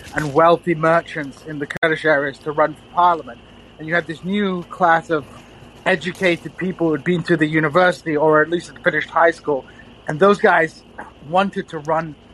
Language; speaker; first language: English; native; English